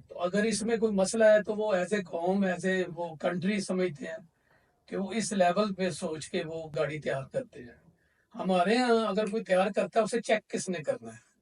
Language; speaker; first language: Urdu; non-native, local second language; Punjabi